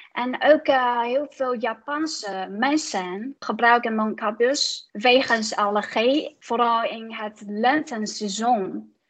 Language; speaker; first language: Dutch; non-native, learner; Chinese